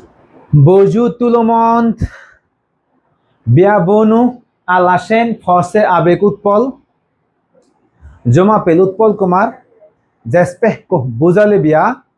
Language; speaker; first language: French; non-native, learner; Bangla